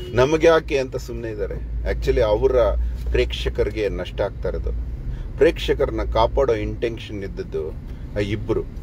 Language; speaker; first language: Kannada; native; Kannada